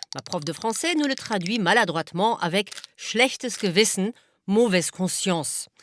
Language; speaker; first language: French; non-native, fluent; German